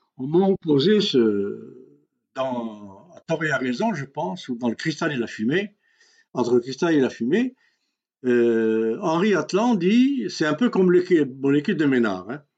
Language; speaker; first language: French; non-native, local second language; Kabyle